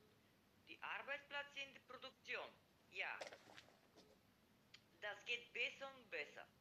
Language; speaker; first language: German; non-native, learner; Macedonian